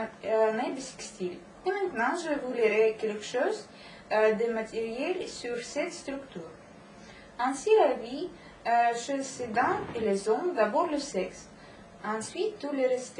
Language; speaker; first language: French; non-native, learner; Russian